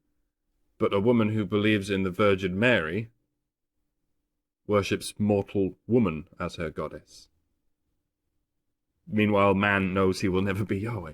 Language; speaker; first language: English; native; English